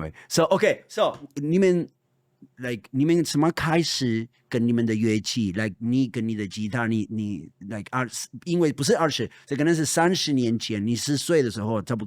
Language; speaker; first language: Chinese; non-native, fluent; Spanish